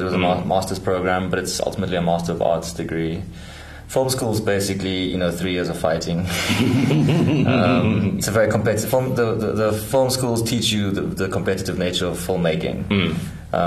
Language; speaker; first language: English; native; English